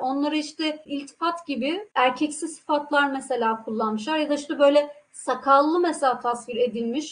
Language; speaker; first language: Turkish; native; Turkish